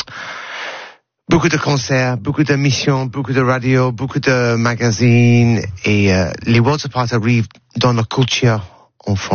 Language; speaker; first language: French; non-native, learner; English